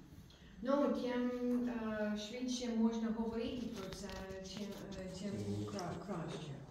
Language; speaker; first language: Ukrainian; non-native, learner; English